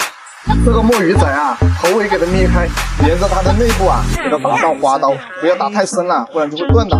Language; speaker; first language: Chinese; native; Chinese